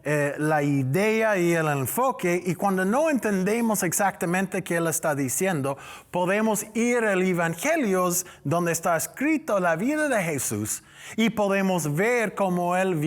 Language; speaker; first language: Spanish; non-native, learner; English